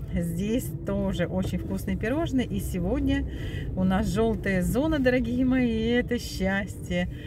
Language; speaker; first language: Russian; native; Russian